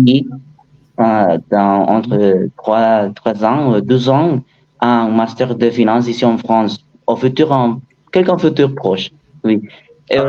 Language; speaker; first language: French; non-native, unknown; Spanish